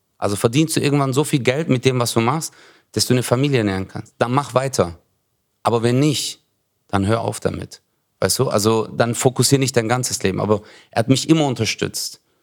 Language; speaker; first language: German; early bilingual, other home language; Turkish